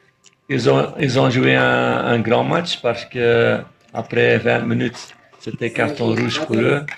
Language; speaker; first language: French; non-native, fluent; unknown